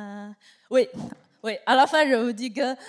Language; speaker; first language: French; non-native, learner; Chinese